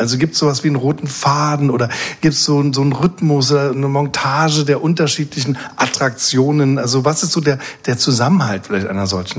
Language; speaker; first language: German; native; German